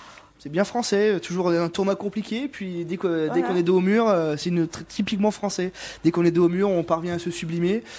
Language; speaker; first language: French; native; French